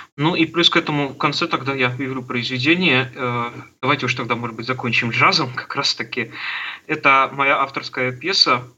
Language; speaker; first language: Russian; native; Russian